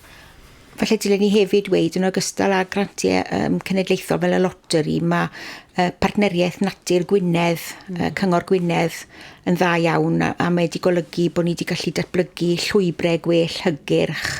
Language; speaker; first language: Welsh; native; Welsh